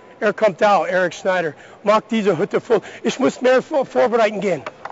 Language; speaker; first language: German; non-native, learner; English